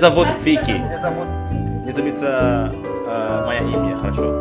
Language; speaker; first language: Russian; non-native, learner; Indonesian